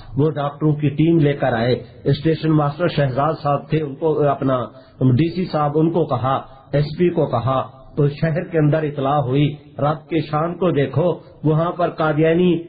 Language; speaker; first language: Urdu; non-native, local second language; Saraiki